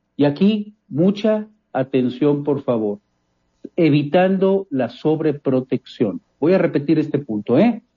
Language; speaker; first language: Spanish; native; Spanish